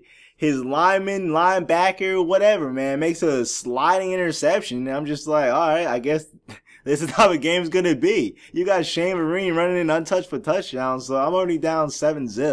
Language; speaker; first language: English; native; English